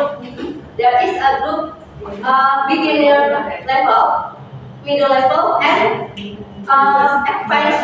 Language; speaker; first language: English; non-native, learner; Indonesian